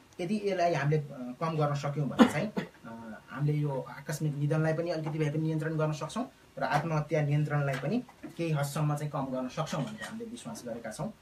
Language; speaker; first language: Nepali; native; Nepali